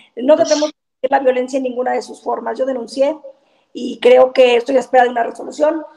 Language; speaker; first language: Spanish; native; Spanish